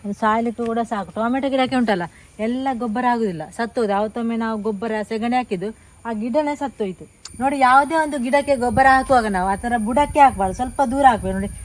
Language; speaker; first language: Kannada; non-native, local second language; Tulu